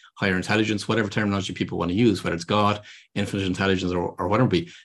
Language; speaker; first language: English; native; English